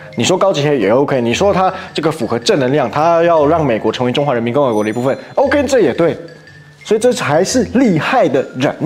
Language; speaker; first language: Chinese; native; Chinese